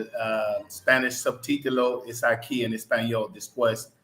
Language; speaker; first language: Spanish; non-native, learner; English